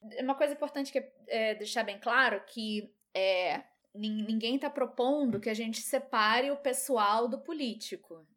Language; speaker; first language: Portuguese; native; Portuguese